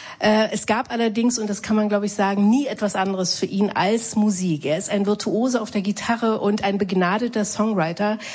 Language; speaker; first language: German; native; German